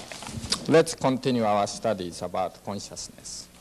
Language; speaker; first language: English; non-native, learner; Japanese